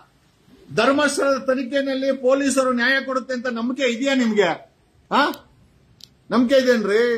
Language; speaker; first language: Kannada; native; Kannada